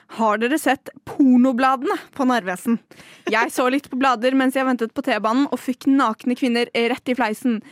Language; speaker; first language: Norwegian; native; Norwegian